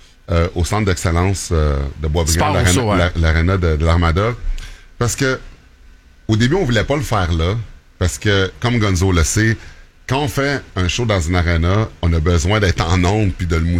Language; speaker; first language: French; native; French